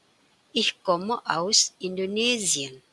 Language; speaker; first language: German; non-native, fluent; Indonesian